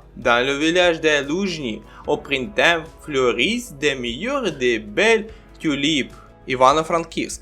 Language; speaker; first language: French; non-native, learner; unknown